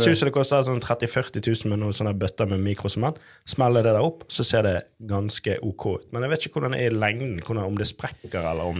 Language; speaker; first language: Norwegian; native; Norwegian